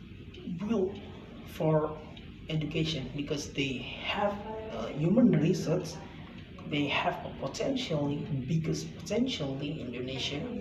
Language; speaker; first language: English; non-native, learner; Indonesian